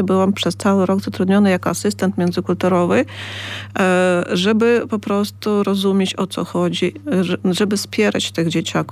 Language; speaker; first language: Polish; non-native, fluent; Ukrainian